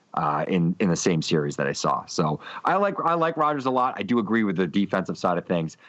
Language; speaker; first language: English; native; English